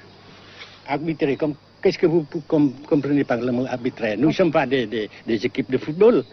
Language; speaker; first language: French; non-native, fluent; Vietnamese